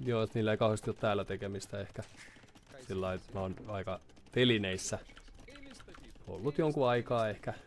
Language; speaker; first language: Finnish; native; Finnish